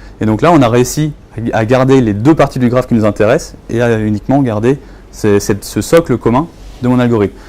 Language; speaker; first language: French; native; French